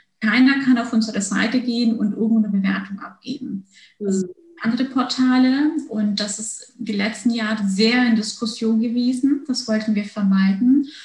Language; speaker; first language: German; early bilingual, other home language; Turkish